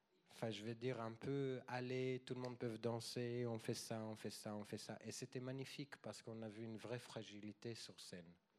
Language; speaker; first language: French; non-native, fluent; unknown